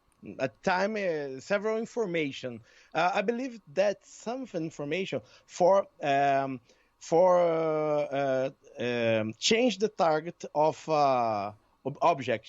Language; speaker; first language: English; non-native, learner; Portuguese